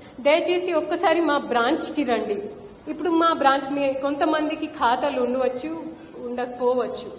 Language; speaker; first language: Telugu; non-native, fluent; Hindi